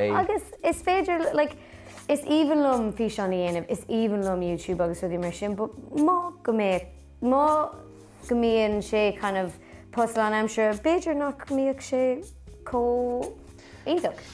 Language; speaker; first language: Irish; non-native, local second language; English